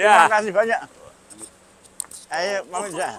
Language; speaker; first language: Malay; non-native, local second language; Javanese